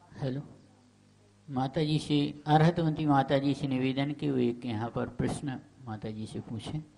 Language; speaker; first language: Hindi; native; Hindi